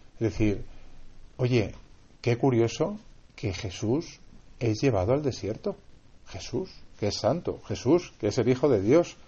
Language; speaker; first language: Spanish; native; Spanish